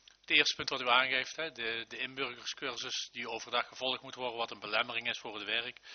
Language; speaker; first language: Dutch; native; Dutch